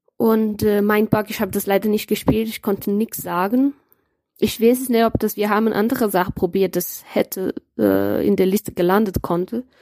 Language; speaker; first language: German; non-native, learner; Portuguese